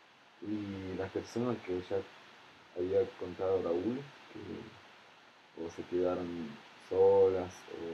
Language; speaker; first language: Spanish; non-native, fluent; Russian